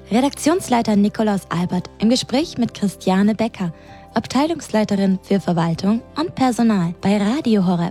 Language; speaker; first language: German; native; German